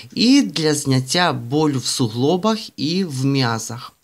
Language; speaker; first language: Ukrainian; non-native, local second language; Russian